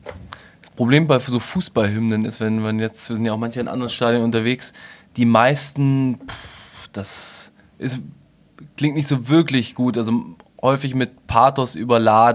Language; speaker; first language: German; native; German